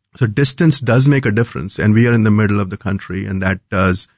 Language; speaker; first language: English; non-native, local second language; Hindi